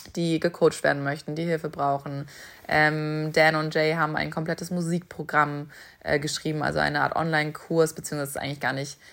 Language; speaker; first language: German; native; German